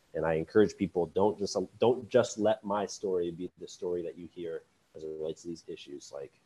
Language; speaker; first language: English; native; English